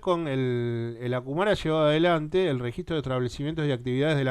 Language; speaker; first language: Spanish; native; Spanish